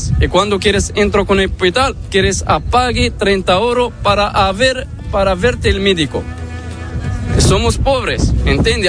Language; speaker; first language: Spanish; non-native, learner; Arabic